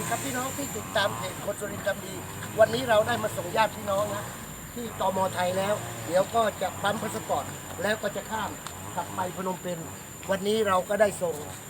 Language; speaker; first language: Thai; native; Thai